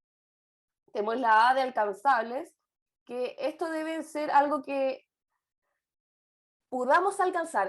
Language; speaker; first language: Spanish; native; Spanish